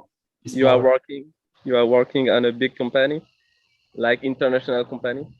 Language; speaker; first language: English; non-native, fluent; French